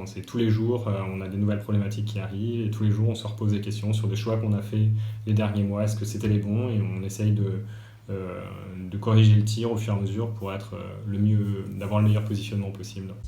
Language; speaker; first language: French; native; French